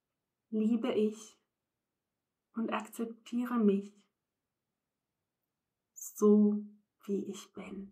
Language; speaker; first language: German; non-native, fluent; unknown